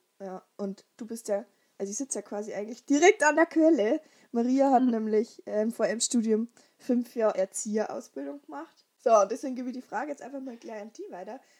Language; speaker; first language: German; native; German